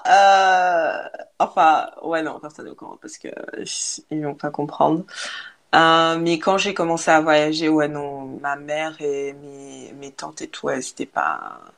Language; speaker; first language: French; native; French